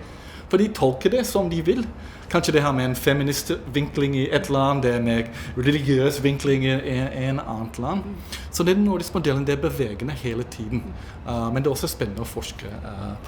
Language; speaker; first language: Norwegian; non-native, fluent; English